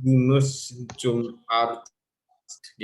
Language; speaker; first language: German; non-native, learner; Indonesian